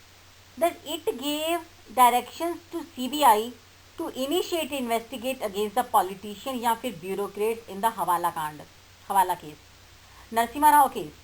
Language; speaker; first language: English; non-native, local second language; Hindi